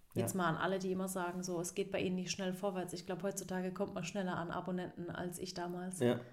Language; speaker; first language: German; native; German